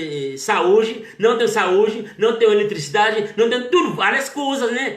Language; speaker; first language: Portuguese; non-native, learner; Haitian Creole